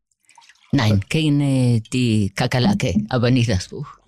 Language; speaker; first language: German; non-native, fluent; Spanish